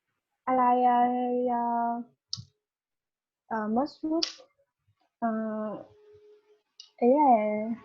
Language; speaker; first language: English; non-native, learner; Vietnamese